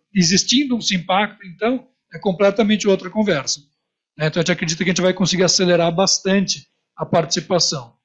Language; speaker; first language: Portuguese; native; Portuguese